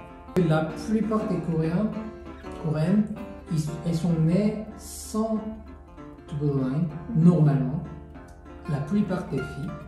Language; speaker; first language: French; non-native, fluent; Korean